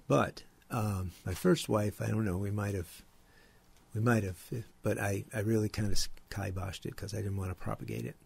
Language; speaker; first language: English; native; English